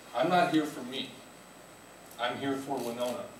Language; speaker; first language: English; native; English